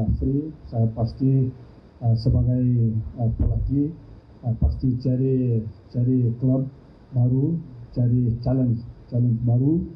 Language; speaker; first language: Indonesian; non-native, fluent; Thai